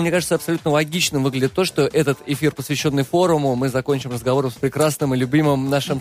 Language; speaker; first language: Russian; native; Russian